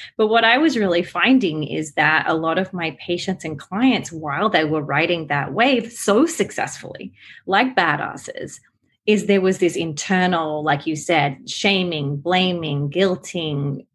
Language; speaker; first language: English; native; English